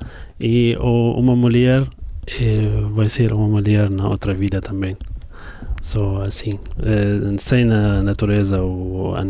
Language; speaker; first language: Portuguese; non-native, fluent; Arabic